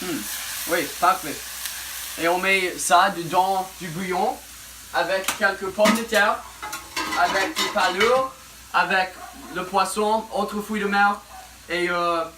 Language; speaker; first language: French; non-native, learner; English